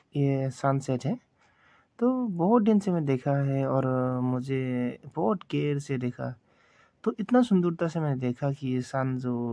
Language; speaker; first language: Hindi; non-native, local second language; Bodo